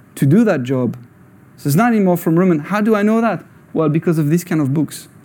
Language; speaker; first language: English; non-native, fluent; French